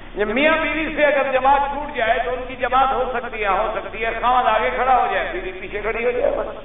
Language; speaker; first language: Urdu; native; Urdu